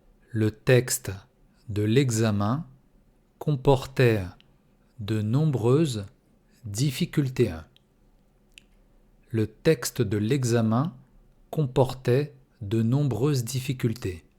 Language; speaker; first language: French; non-native, fluent; Russian